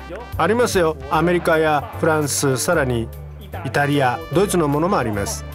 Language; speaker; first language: Japanese; non-native, fluent; Chinese